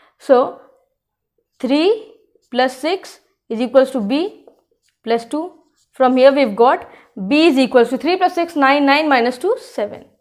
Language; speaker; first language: English; non-native, local second language; Hindi